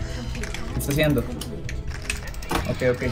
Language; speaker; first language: Spanish; native; Spanish